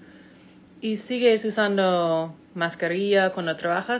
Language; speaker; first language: Spanish; non-native, fluent; English